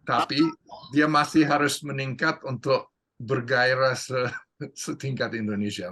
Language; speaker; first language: Indonesian; non-native, fluent; English